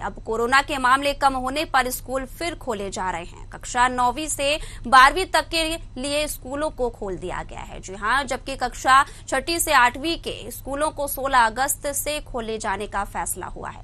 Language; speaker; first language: Hindi; native; Hindi